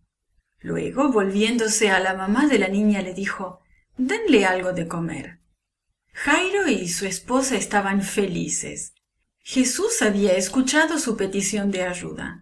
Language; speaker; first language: Spanish; native; Spanish